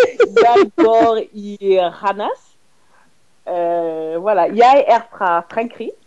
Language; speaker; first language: Danish; non-native, learner; French